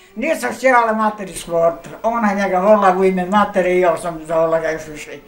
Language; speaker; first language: Bosnian; native; Bosnian